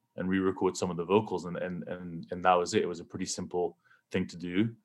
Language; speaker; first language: English; native; English